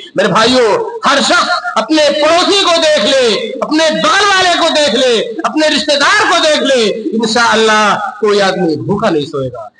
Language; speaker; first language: Urdu; native; Urdu